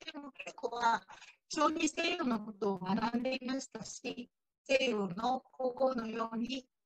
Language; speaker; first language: Japanese; native; Japanese